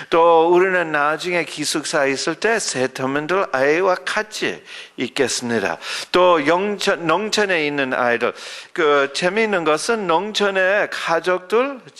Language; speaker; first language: Korean; early bilingual, other home language; English